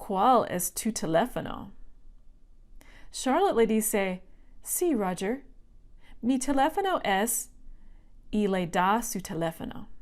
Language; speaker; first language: Spanish; non-native, fluent; English